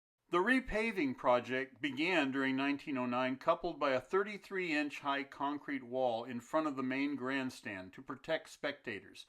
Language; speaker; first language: English; native; English